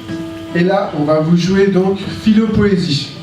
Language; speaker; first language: French; native; French